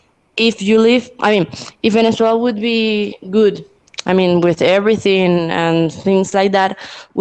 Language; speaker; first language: English; non-native, learner; Spanish